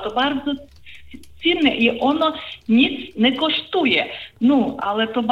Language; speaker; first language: Polish; non-native, learner; Ukrainian